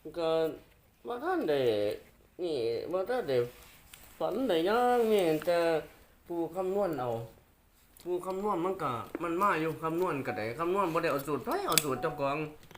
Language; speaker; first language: Thai; native; Thai